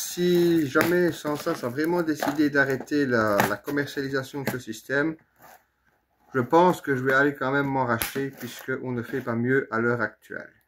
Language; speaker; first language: French; native; French